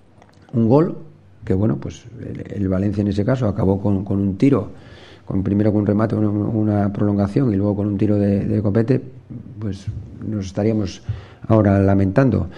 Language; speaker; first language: Spanish; native; Spanish